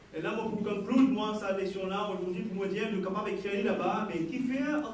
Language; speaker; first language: French; non-native, local second language; Haitian Creole